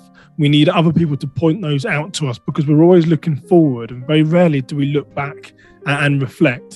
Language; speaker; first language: English; native; English